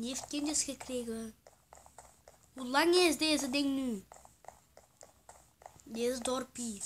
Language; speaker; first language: Dutch; early bilingual, other home language; Turkish